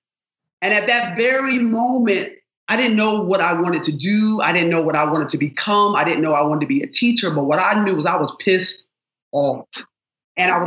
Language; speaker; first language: English; native; English